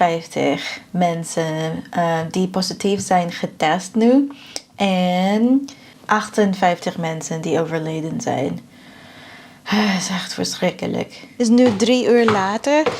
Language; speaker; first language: Dutch; non-native, fluent; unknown